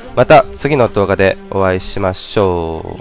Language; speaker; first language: Japanese; native; Japanese